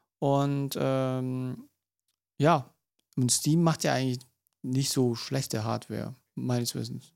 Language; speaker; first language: German; early bilingual, other home language; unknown